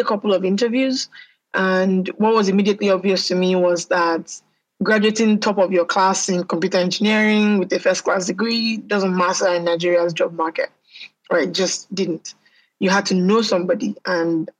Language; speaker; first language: English; non-native, local second language; Yoruba